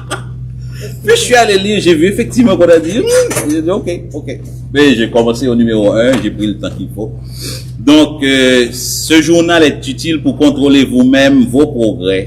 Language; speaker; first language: French; native; French